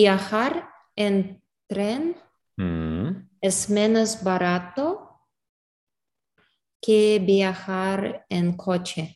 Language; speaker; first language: Spanish; non-native, learner; English